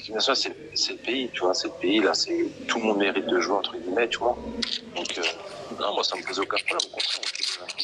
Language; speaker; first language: French; native; French